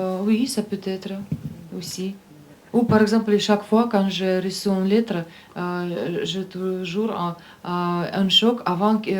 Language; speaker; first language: French; non-native, learner; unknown